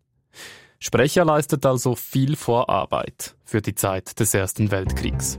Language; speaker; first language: German; native; German